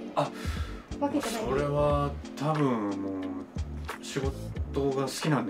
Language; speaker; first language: Japanese; native; Japanese